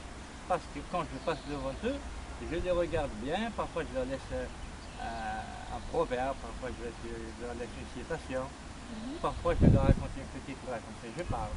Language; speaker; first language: French; non-native, local second language; Kabyle